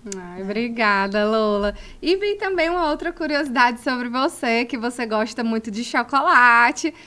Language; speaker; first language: Portuguese; native; Portuguese